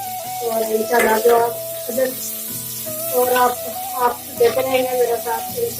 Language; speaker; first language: Hindi; non-native, local second language; Punjabi